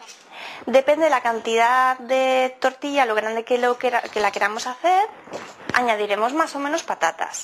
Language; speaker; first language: Spanish; native; Spanish